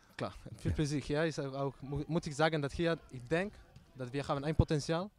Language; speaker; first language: Dutch; non-native, learner; Polish